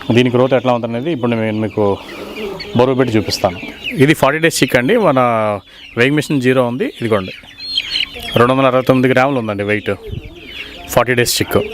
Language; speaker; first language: Telugu; native; Telugu